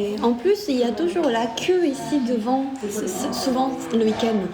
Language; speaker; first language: French; non-native, fluent; Korean